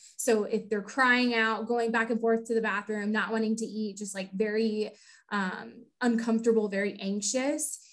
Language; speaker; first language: English; native; English